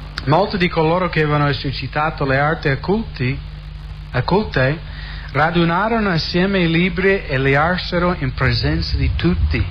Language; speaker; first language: Italian; non-native, fluent; English